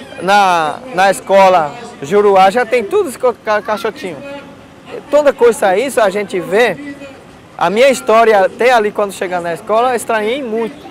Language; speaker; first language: Portuguese; non-native, local second language; Guarani